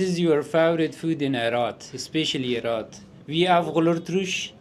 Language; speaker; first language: English; non-native, learner; Persian